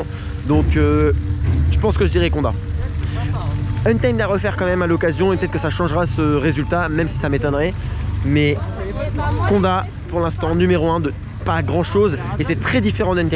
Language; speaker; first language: French; native; French